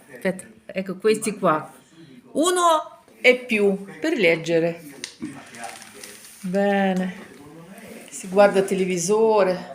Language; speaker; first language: Italian; non-native, learner; Ukrainian